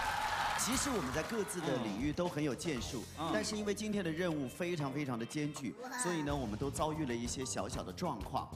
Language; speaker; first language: Chinese; native; Chinese